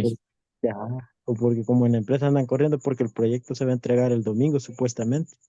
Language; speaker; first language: Spanish; native; Spanish